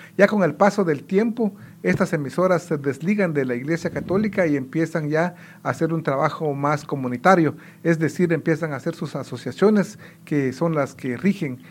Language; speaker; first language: Spanish; non-native, local second language; Kaqchikel